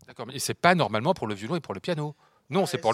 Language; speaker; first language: French; native; French